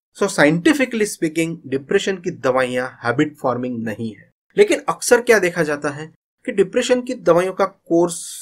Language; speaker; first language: Hindi; non-native, local second language; Gujarati